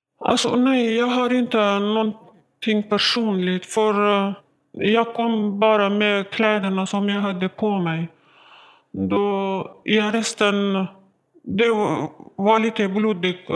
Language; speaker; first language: Swedish; non-native, learner; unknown